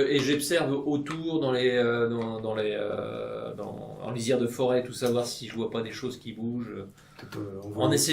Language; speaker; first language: French; native; French